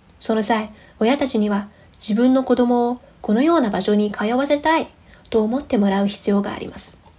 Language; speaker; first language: Japanese; non-native, fluent; Chinese